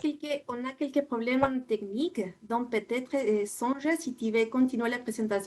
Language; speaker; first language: French; non-native, fluent; Spanish